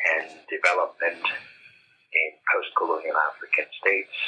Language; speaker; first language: English; non-native, local second language; Yoruba